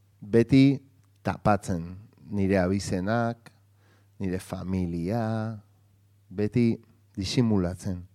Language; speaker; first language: Basque; non-native, local second language; Spanish